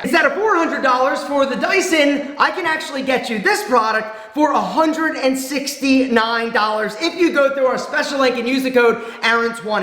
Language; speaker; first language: English; native; English